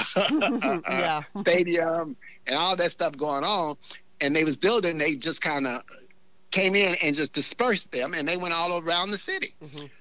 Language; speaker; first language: English; native; English